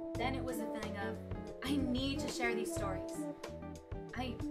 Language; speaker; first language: English; early bilingual, other home language; Spanish